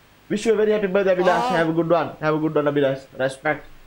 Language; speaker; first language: English; non-native, local second language; Sinhala